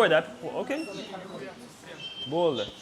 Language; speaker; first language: Russian; non-native, local second language; Uzbek